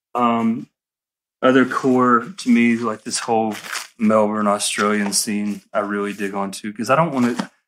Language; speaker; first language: English; native; English